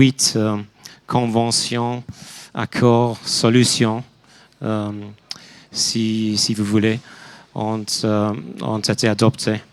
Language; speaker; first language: French; non-native, fluent; English